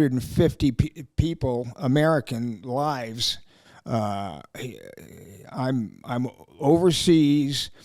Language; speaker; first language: English; native; English